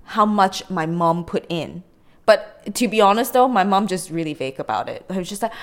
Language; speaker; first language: English; non-native, local second language; Cantonese